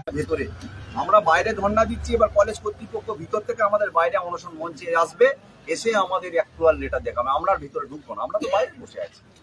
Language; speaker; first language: Bangla; non-native, local second language; Santali